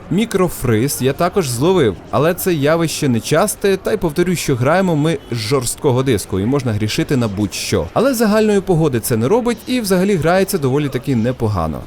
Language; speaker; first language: Ukrainian; non-native, local second language; Russian